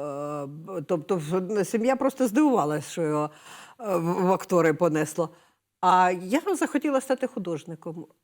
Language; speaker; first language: Ukrainian; native; Ukrainian